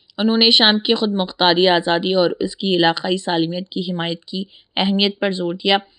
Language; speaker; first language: Urdu; native; Urdu